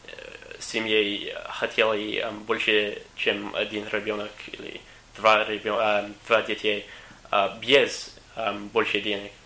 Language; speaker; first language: Russian; non-native, learner; English